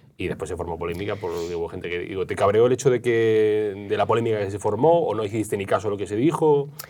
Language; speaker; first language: Spanish; native; Spanish